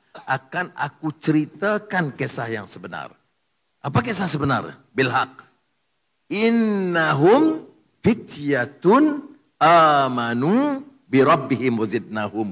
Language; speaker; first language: Malay; native; Malay